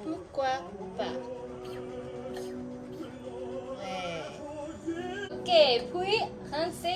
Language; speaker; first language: French; non-native, fluent; English